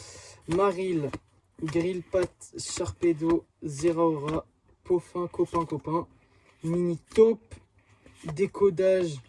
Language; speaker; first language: French; native; French